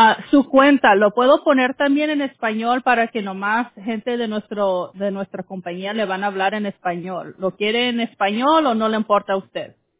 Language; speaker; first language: Spanish; early bilingual, heritage; Spanish